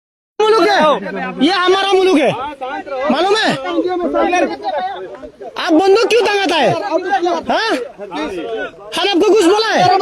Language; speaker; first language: Hindi; non-native, learner; Bangla